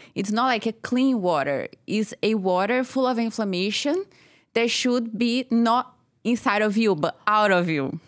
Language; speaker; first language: English; non-native, fluent; Portuguese